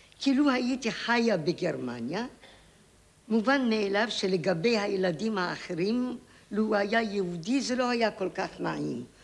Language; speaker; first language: Hebrew; native; Hebrew